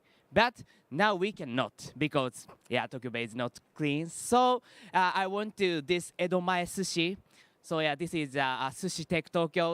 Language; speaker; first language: English; non-native, learner; Japanese